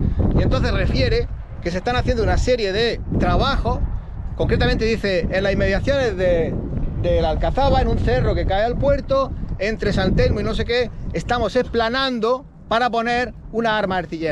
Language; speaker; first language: Spanish; native; Spanish